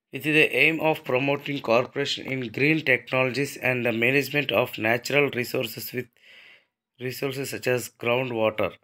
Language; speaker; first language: English; non-native, local second language; Telugu